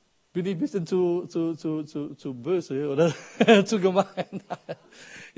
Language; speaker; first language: German; non-native, fluent; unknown